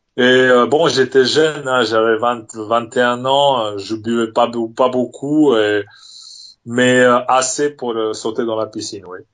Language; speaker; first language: French; non-native, fluent; Serbian